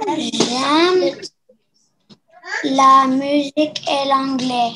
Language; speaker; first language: French; non-native, learner; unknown